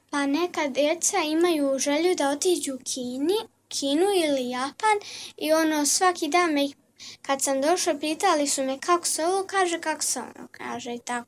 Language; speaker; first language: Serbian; early bilingual, heritage; Serbian